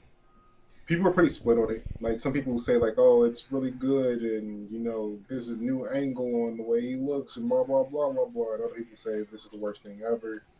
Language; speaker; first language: English; native; English